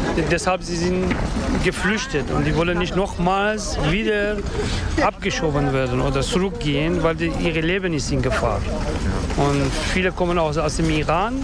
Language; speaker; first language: German; non-native, learner; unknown